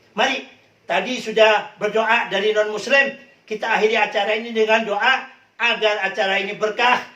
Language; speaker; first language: Indonesian; native; Indonesian